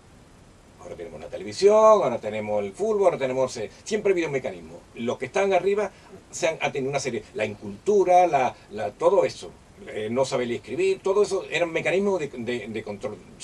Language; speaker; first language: Spanish; native; Spanish